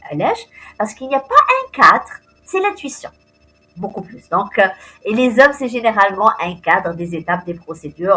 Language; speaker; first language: French; non-native, local second language; Arabic